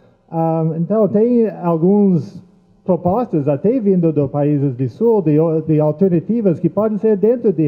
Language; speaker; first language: Portuguese; non-native, fluent; English